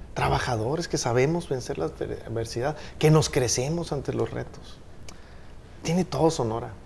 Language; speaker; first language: Spanish; native; Spanish